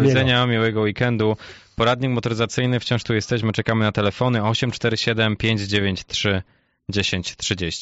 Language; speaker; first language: Polish; native; Polish